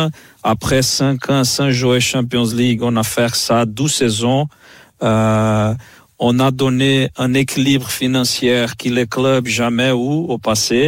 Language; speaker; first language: French; non-native, fluent; Portuguese